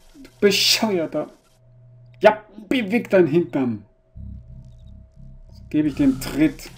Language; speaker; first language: German; native; German